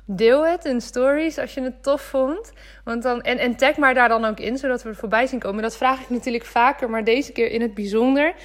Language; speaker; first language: Dutch; native; Dutch